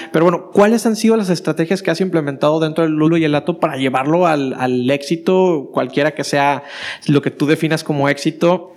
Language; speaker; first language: Spanish; native; Spanish